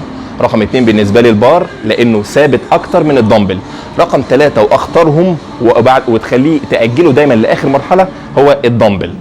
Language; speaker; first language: Arabic; native; Arabic